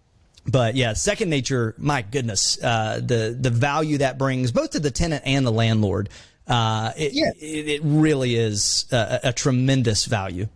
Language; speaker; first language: English; native; English